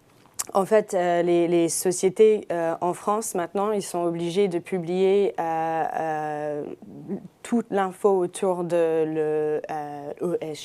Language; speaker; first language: French; non-native, fluent; English